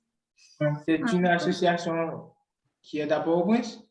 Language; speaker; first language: French; non-native, local second language; Haitian Creole